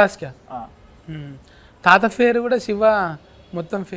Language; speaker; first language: Telugu; native; Telugu